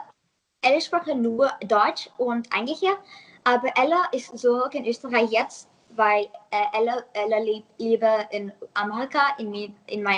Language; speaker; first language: German; non-native, learner; English